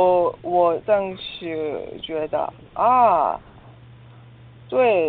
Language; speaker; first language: Chinese; non-native, learner; Korean